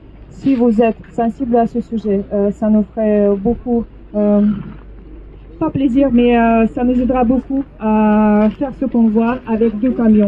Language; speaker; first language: French; non-native, fluent; Russian